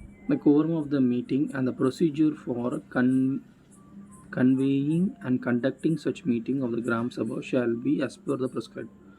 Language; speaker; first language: English; non-native, local second language; Tamil